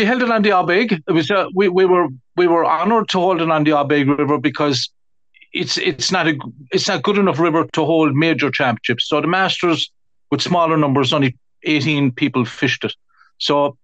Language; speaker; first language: English; native; English